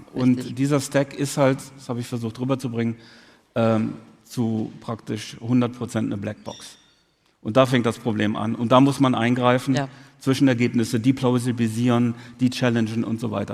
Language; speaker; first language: German; native; German